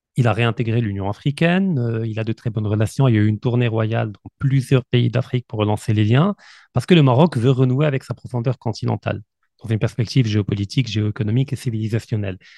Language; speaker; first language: French; non-native, local second language; Arabic